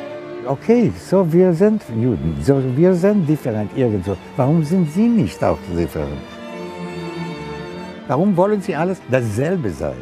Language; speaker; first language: German; non-native, learner; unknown